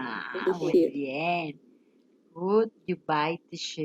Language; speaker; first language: English; non-native, fluent; Spanish